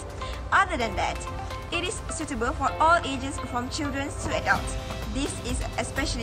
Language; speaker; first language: English; non-native, local second language; Malay